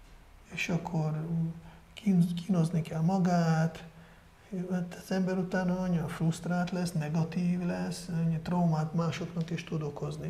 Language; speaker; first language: Hungarian; non-native, fluent; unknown